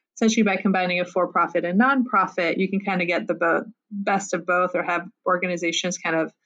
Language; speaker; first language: English; non-native, fluent; French